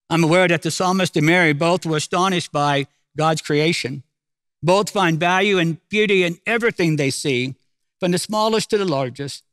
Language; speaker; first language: English; native; English